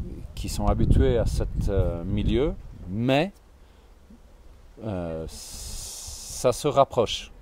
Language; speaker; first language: French; non-native, fluent; Swedish